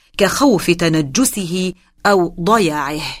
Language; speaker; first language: Arabic; native; Arabic